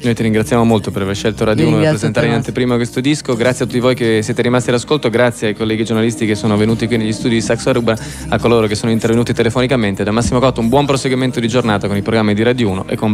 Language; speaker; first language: Italian; native; Italian